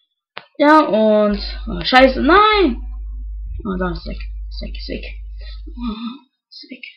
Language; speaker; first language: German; native; German